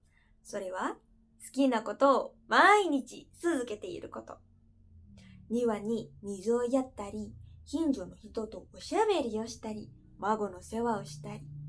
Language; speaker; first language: Japanese; non-native, fluent; Indonesian